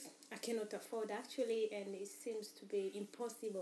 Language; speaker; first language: English; non-native, local second language; Swahili